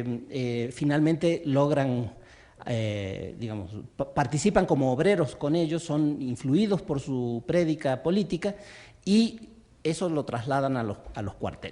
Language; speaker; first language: Spanish; native; Spanish